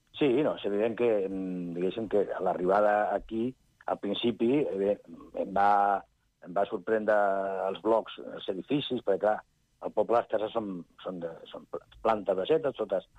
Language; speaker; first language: Catalan; non-native, local second language; Spanish